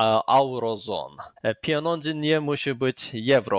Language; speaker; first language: Polish; non-native, learner; Azerbaijani